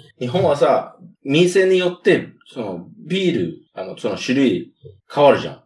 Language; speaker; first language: Japanese; non-native, fluent; English